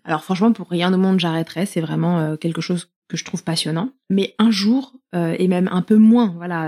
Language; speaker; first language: French; native; French